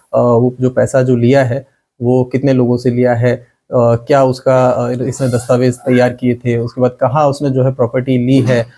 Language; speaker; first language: Hindi; non-native, local second language; Gujarati